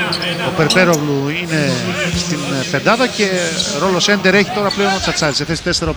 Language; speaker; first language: Greek; native; Greek